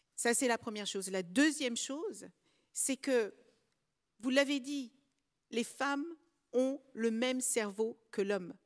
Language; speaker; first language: French; early bilingual, other home language; Kabuverdianu